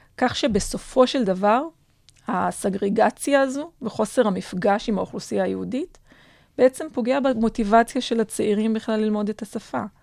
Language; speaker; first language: Hebrew; non-native, local second language; Adyghe